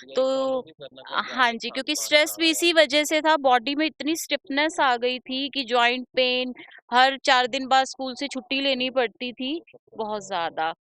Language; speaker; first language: Hindi; native; Hindi